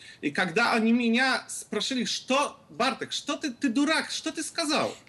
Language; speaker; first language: Russian; non-native, fluent; Polish